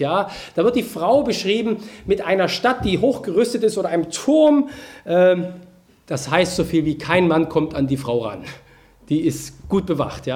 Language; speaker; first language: German; native; German